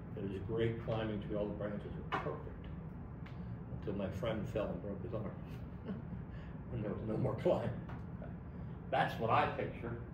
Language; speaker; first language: English; native; English